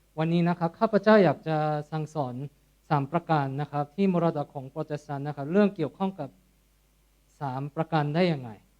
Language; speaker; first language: Thai; non-native, fluent; Korean